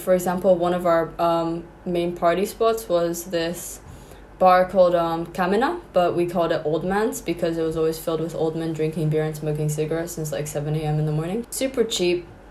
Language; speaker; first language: English; non-native, local second language; Cantonese